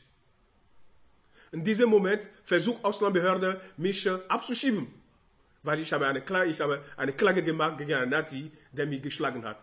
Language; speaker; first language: German; non-native, learner; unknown